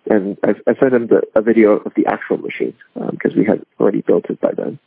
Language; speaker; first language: English; non-native, local second language; Cantonese